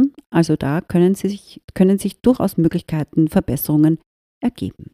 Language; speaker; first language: German; native; German